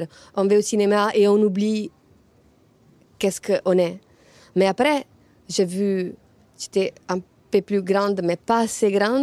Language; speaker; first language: French; non-native, fluent; Italian